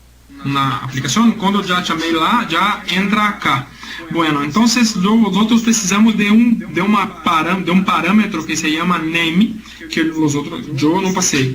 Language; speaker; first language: Spanish; non-native, learner; Portuguese